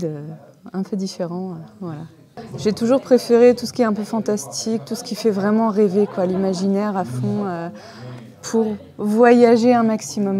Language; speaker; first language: French; native; French